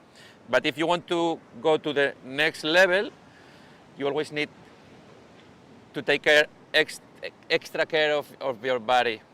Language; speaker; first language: English; non-native, fluent; Spanish